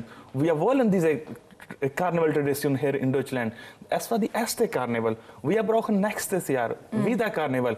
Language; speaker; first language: German; non-native, learner; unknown